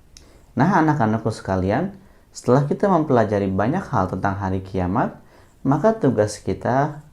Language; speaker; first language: Indonesian; native; Indonesian